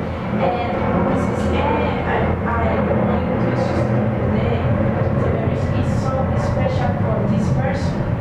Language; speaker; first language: English; non-native, learner; Spanish